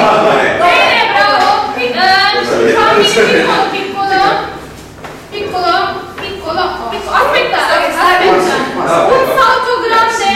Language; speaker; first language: Italian; non-native, fluent; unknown